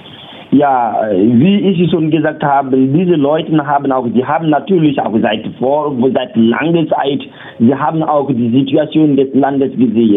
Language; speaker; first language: German; non-native, learner; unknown